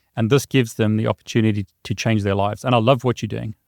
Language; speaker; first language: English; native; English